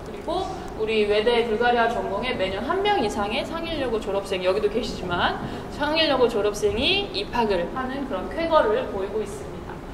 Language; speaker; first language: Korean; native; Korean